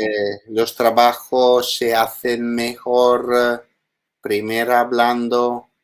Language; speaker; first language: Spanish; non-native, learner; Italian